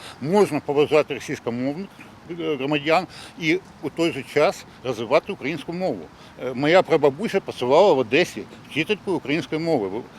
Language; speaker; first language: Ukrainian; non-native, local second language; Russian